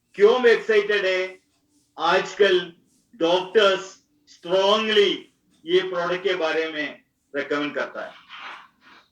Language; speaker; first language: Hindi; non-native, local second language; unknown